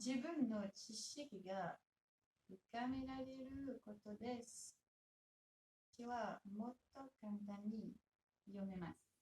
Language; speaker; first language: Japanese; non-native, learner; French